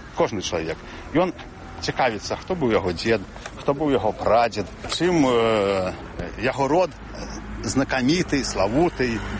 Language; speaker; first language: Belarusian; native; Belarusian